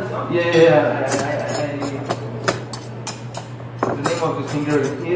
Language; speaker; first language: English; non-native, learner; French